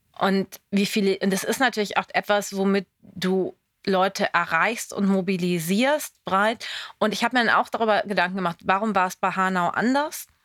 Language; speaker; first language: German; native; German